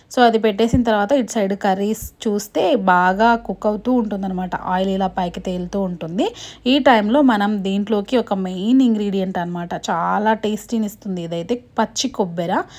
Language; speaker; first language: Telugu; non-native, local second language; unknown